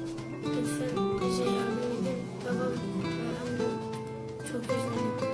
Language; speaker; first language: Turkish; early bilingual, other home language; Uyghur